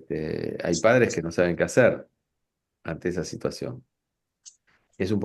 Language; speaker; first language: Spanish; native; Spanish